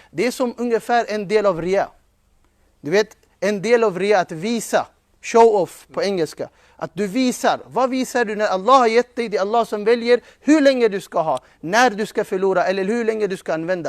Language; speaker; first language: Swedish; non-native, fluent; Urdu